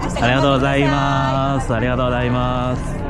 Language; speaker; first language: Japanese; non-native, learner; Chinese